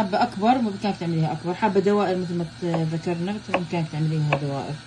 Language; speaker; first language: Arabic; native; Arabic